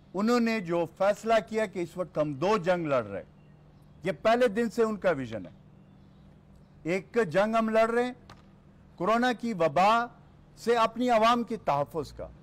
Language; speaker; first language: Urdu; non-native, local second language; Pashto